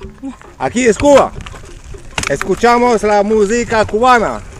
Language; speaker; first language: Spanish; non-native, learner; French